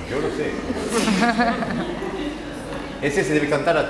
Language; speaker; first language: Spanish; non-native, learner; French